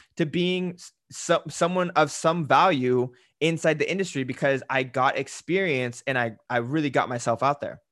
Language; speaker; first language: English; native; English